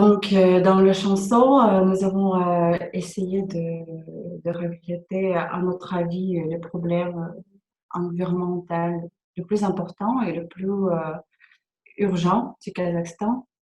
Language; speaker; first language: French; non-native, fluent; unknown